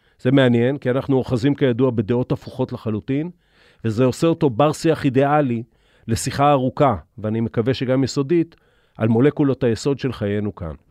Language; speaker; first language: Hebrew; native; Hebrew